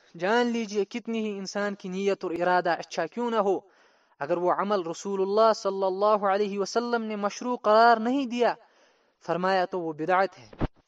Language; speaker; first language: Urdu; non-native, local second language; Kashmiri